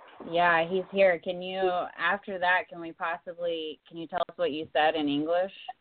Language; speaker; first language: English; native; English